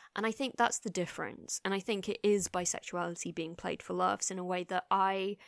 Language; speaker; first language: English; native; English